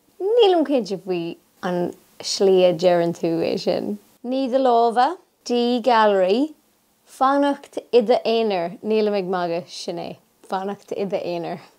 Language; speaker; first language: Irish; non-native, local second language; English